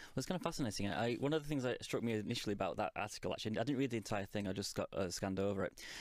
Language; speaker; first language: English; native; English